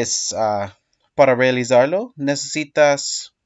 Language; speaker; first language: Spanish; non-native, learner; English